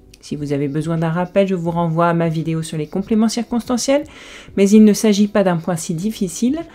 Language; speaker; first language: French; native; French